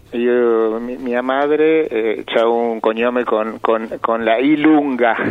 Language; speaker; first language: Italian; early bilingual, heritage; Italian